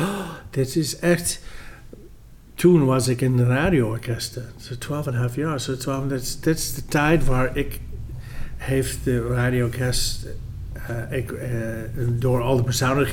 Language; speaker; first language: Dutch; non-native, fluent; English